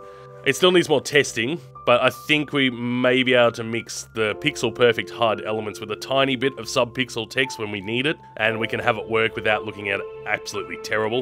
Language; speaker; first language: English; native; English